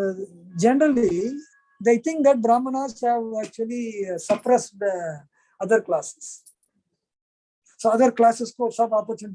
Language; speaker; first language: English; non-native, local second language; Hindi